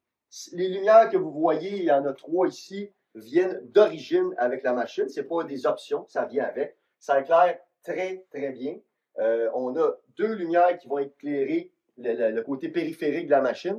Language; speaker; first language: French; native; French